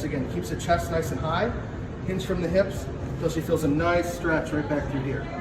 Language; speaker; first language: English; native; English